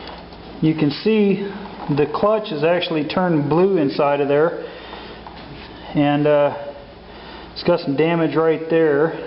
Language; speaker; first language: English; native; English